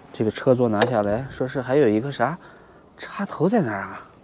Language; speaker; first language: Chinese; native; Chinese